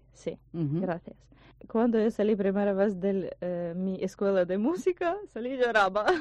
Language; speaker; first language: Spanish; non-native, learner; Ukrainian